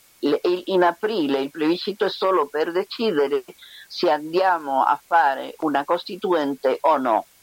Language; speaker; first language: Italian; non-native, fluent; Spanish